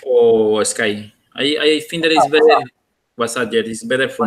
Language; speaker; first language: English; non-native, learner; Spanish